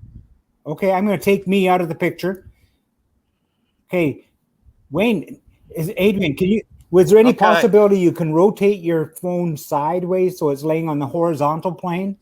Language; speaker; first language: English; native; English